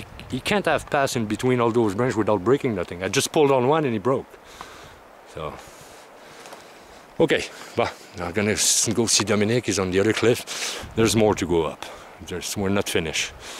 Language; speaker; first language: English; non-native, fluent; French